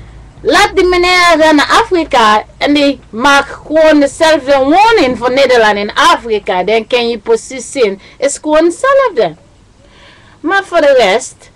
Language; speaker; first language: Dutch; non-native, learner; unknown